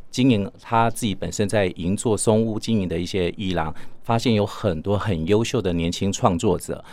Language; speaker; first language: Chinese; native; Chinese